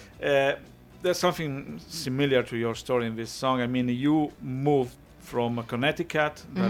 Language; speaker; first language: English; non-native, fluent; Italian